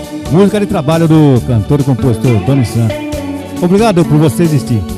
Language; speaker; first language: Portuguese; native; Portuguese